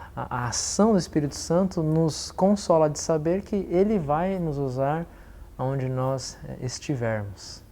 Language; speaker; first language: Portuguese; native; Portuguese